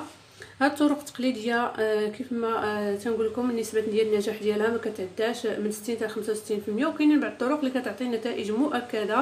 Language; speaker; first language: Arabic; native; Arabic